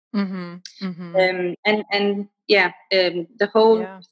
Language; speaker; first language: English; non-native, fluent; Danish